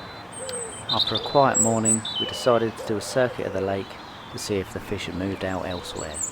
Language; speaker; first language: English; native; English